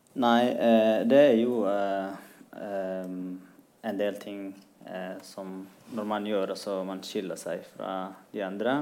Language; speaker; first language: Norwegian; non-native, fluent; Tigrinya